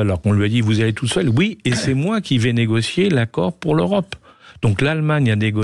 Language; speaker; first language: French; native; French